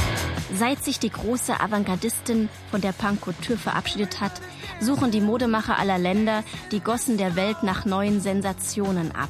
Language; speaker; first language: German; native; German